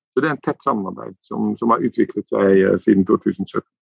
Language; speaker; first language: Norwegian; non-native, fluent; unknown